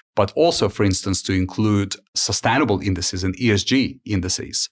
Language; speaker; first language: English; early bilingual, other home language; Ukrainian